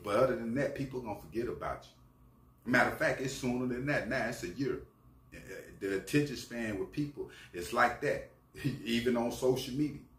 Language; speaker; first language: English; native; English